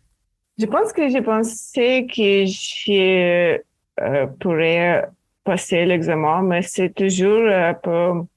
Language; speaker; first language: French; non-native, learner; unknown